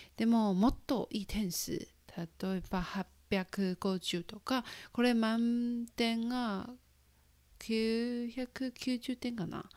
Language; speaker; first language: Japanese; non-native, fluent; Chinese